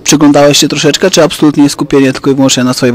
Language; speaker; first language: Polish; native; Polish